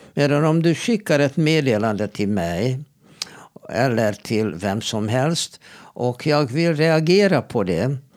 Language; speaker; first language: Swedish; non-native, fluent; Hebrew